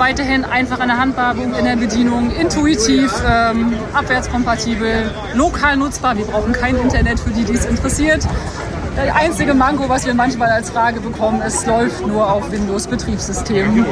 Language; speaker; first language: German; native; German